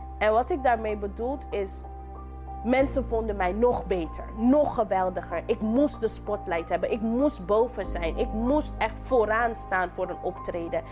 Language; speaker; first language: Dutch; non-native, local second language; English